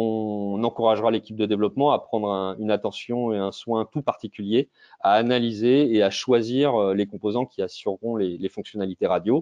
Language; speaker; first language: French; native; French